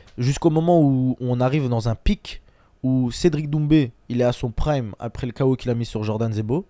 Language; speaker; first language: French; early bilingual, other home language; Chechen